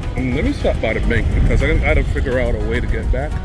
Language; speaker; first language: English; native; English